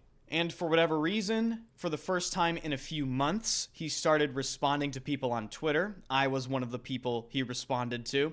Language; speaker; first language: English; native; English